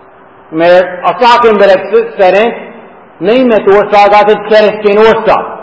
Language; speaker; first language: Hungarian; non-native, fluent; English